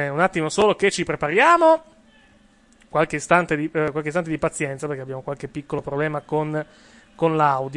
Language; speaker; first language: Italian; native; Italian